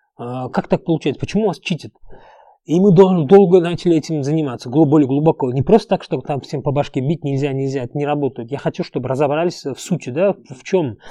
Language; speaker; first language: Russian; non-native, local second language; Uzbek